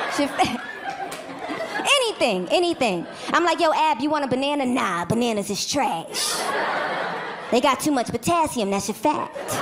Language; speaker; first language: English; native; English